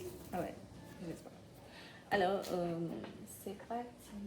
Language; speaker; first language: French; non-native, learner; English